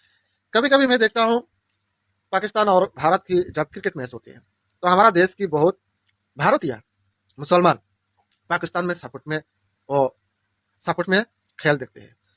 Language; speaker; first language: Hindi; non-native, local second language; Bangla